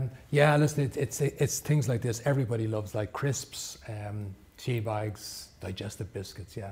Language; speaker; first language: English; native; English